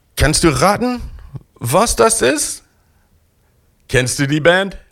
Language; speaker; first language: German; non-native, learner; English